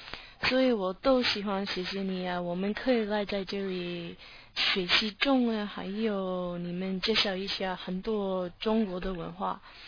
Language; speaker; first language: Chinese; non-native, learner; English